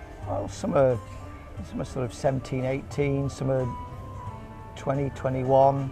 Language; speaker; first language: English; native; English